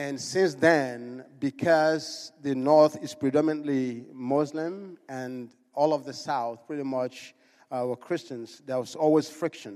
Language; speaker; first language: English; non-native, local second language; Igbo